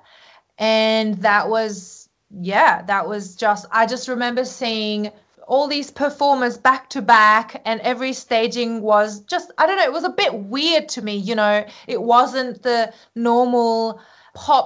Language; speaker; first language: English; early bilingual, other home language; Korean